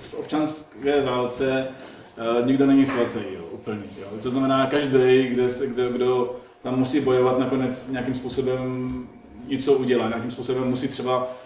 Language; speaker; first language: Czech; non-native, fluent; Arabic